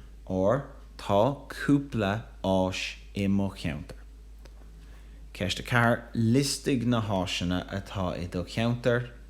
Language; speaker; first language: Irish; non-native, local second language; English